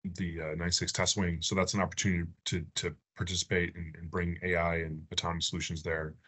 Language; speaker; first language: English; native; English